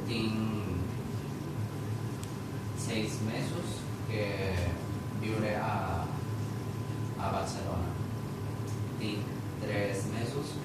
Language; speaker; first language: Catalan; non-native, learner; Spanish